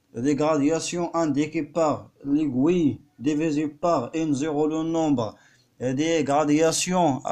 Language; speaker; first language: French; non-native, local second language; Arabic